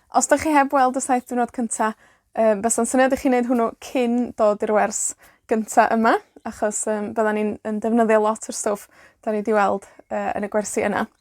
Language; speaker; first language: Welsh; native; Welsh